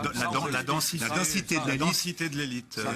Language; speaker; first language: French; native; French